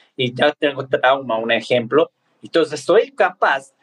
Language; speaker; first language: Spanish; non-native, fluent; Tibetan